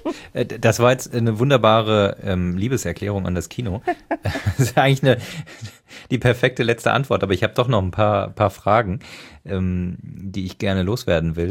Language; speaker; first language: German; native; German